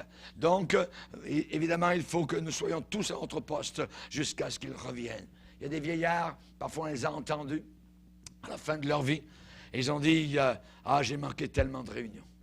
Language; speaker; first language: French; native; French